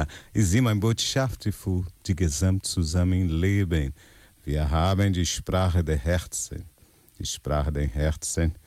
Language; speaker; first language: German; non-native, learner; Portuguese